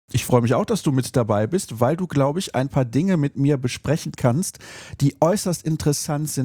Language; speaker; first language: German; native; German